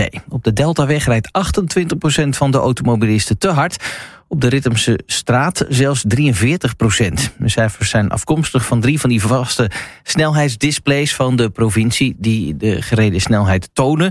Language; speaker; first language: Dutch; native; Dutch